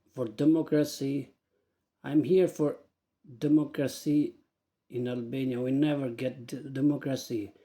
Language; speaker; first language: English; non-native, learner; Albanian